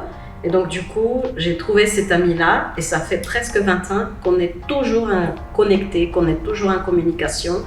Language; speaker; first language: French; non-native, fluent; Spanish